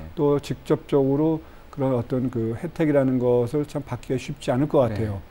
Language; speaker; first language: Korean; native; Korean